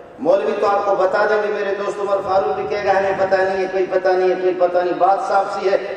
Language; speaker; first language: Urdu; non-native, local second language; Brahui